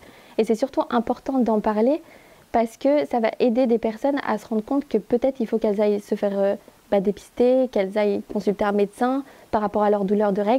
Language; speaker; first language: French; native; French